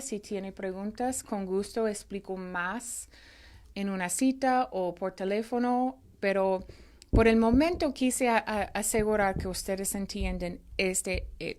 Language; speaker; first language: Spanish; non-native, fluent; English